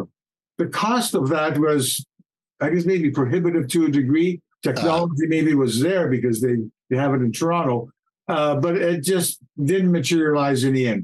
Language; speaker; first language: English; native; English